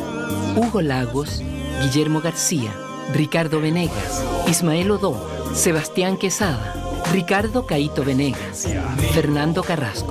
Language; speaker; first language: Spanish; native; Spanish